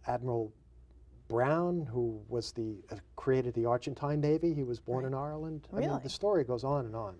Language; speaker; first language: English; native; English